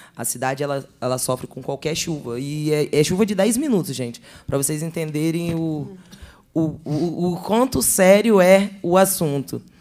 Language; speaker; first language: Portuguese; native; Portuguese